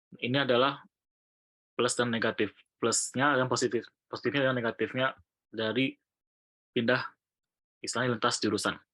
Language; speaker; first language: Indonesian; native; Indonesian